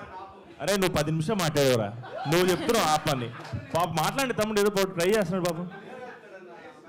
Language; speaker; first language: Telugu; native; Telugu